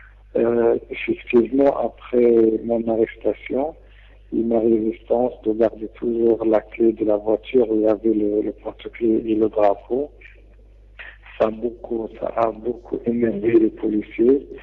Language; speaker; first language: French; non-native, local second language; Arabic